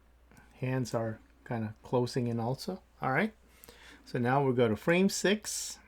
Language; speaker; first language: English; native; English